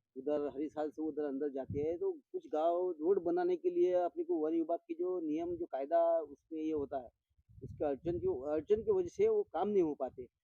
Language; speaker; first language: Hindi; non-native, local second language; Marathi